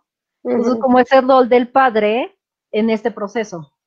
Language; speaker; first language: Spanish; native; Spanish